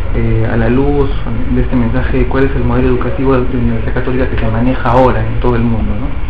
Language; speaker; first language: Spanish; native; Spanish